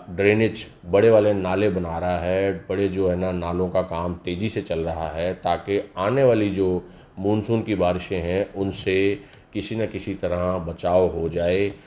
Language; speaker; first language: Urdu; native; Urdu